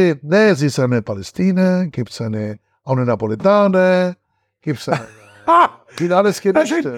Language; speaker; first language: German; non-native, learner; Italian